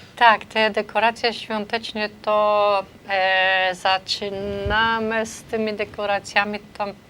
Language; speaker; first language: Polish; non-native, fluent; German